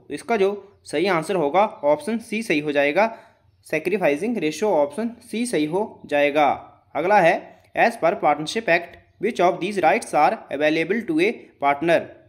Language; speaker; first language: Hindi; native; Hindi